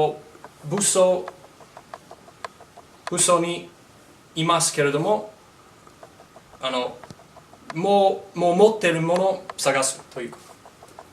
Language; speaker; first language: Japanese; non-native, learner; English